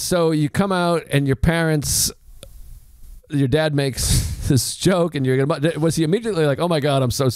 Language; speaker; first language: English; native; English